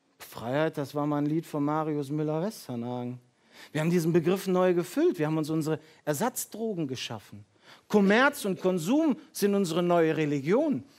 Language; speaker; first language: German; early bilingual, heritage; Dutch